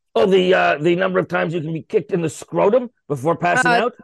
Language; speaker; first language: English; native; English